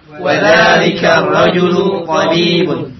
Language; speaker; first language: Arabic; non-native, learner; Indonesian